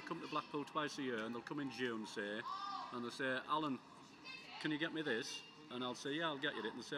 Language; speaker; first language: English; native; English